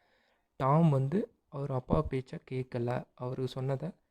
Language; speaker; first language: Tamil; native; Tamil